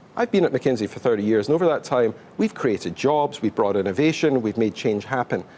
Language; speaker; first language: English; native; English